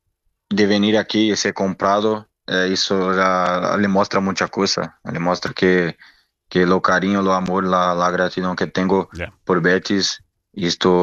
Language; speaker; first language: Spanish; non-native, learner; Portuguese